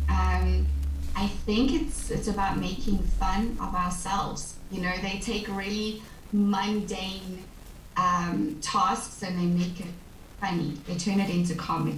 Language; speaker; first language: English; native; English